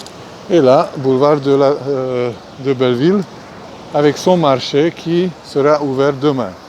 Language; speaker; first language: French; non-native, fluent; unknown